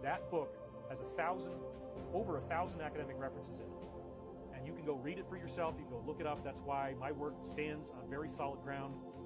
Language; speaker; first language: English; native; English